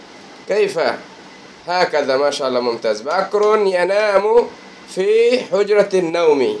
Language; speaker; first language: Arabic; non-native, fluent; Bangla